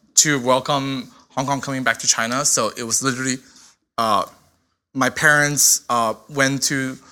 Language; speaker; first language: English; non-native, fluent; Chinese